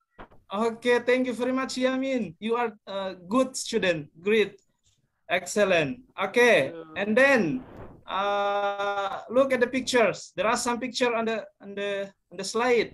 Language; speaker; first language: English; non-native, learner; Indonesian